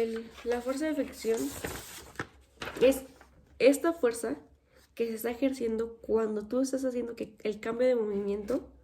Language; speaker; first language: Spanish; native; Spanish